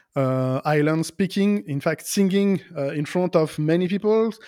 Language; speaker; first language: English; non-native, learner; French